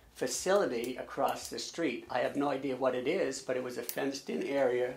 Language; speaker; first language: English; native; English